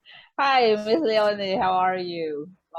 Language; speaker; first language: English; non-native, fluent; Indonesian